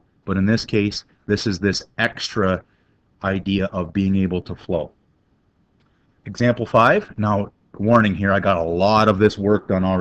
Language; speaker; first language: English; native; English